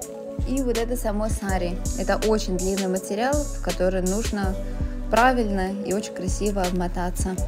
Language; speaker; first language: Russian; native; Russian